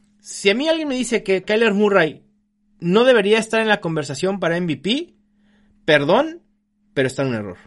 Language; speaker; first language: Spanish; native; Spanish